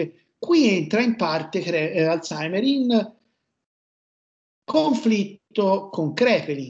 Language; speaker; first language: Italian; native; Italian